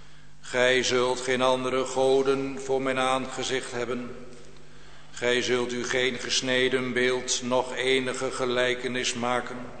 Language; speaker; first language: Dutch; native; Dutch